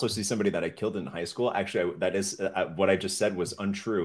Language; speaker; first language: English; non-native, fluent; French